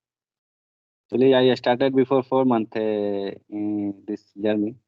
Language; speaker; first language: English; non-native, learner; Hindi